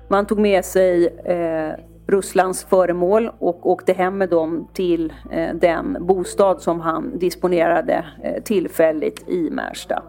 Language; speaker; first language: Swedish; native; Swedish